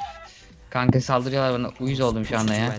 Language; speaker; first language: Turkish; native; Turkish